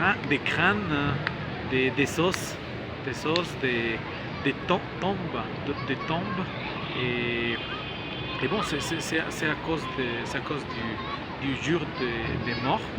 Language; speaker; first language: French; non-native, learner; Spanish